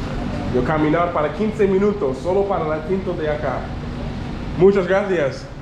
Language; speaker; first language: Spanish; non-native, learner; English